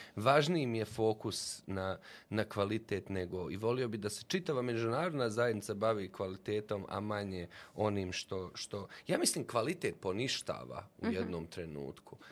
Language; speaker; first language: Bosnian; native; Bosnian